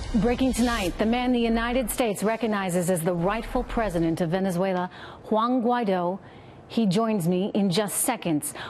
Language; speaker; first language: English; native; English